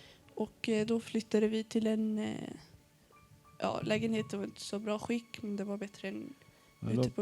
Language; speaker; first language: Swedish; early bilingual, other home language; Arabic